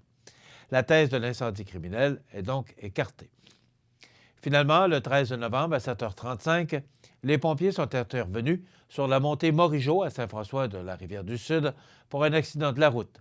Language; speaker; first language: French; native; French